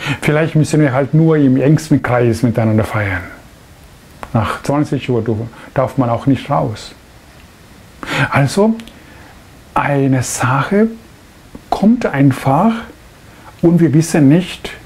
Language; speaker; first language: German; non-native, fluent; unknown